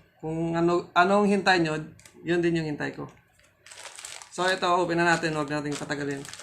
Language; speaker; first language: Filipino; non-native, local second language; Cebuano